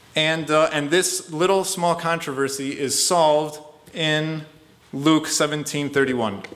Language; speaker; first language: English; early bilingual, other home language; Romanian